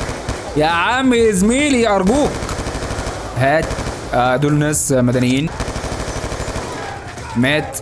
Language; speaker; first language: Arabic; native; Arabic